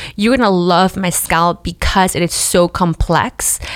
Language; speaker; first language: English; early bilingual, other home language; Spanish